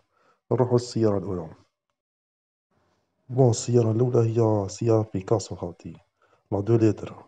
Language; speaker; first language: Arabic; native; Arabic